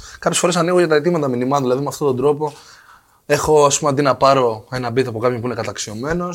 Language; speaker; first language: Greek; native; Greek